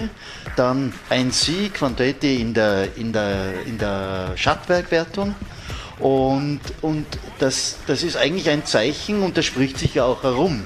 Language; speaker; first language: German; native; German